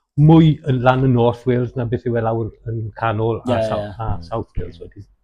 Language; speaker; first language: Welsh; native; Welsh